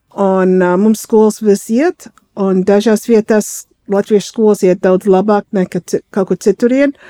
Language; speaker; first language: Latvian; early bilingual, heritage; Latvian